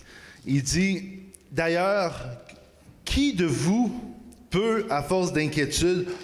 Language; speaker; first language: French; native; French